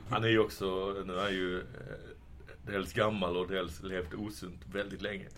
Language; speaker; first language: Swedish; native; Swedish